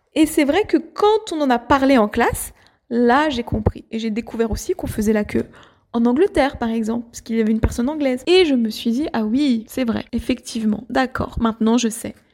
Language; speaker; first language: French; native; French